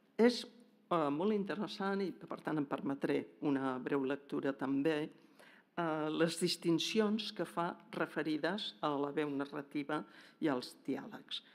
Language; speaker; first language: Catalan; native; Catalan